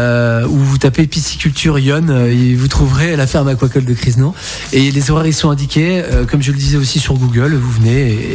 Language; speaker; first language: French; native; French